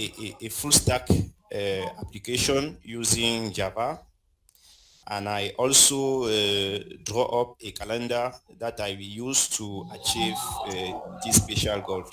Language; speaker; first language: English; non-native, learner; French